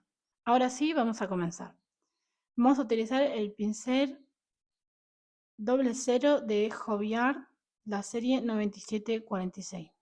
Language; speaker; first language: Spanish; native; Spanish